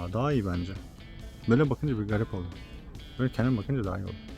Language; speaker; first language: Turkish; native; Turkish